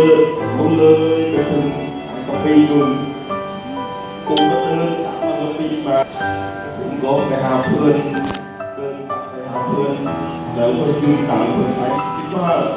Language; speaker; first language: Thai; non-native, fluent; Khmer